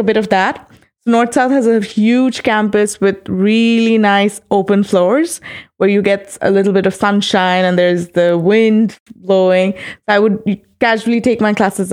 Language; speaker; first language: English; non-native, local second language; Bangla